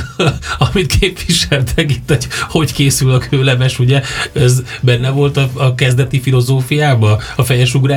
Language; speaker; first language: Hungarian; native; Hungarian